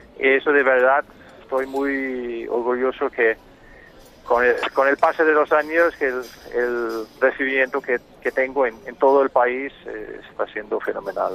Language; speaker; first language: Spanish; non-native, fluent; Danish